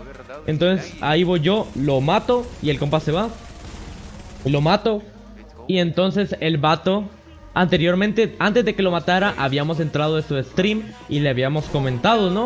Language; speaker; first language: Spanish; native; Spanish